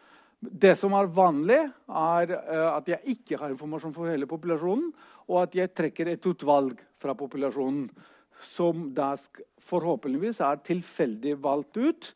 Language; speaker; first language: Norwegian; non-native, fluent; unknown